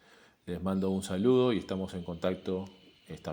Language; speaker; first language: Spanish; native; Spanish